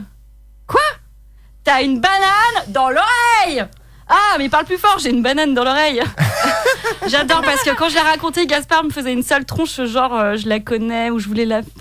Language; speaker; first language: French; native; French